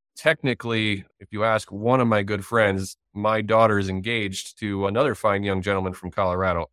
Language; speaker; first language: English; native; English